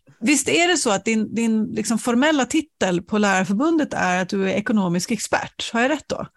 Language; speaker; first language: Swedish; native; Swedish